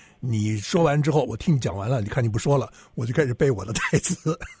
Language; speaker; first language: Chinese; native; Chinese